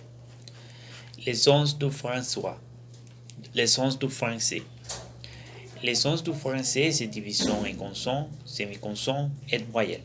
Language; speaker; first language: French; non-native, learner; Spanish